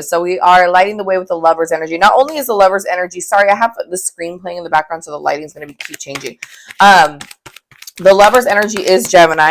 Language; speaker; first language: English; native; English